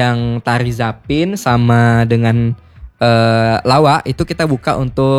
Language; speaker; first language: Indonesian; native; Indonesian